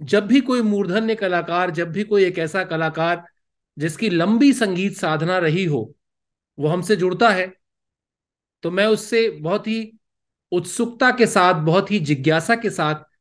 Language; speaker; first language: Hindi; native; Hindi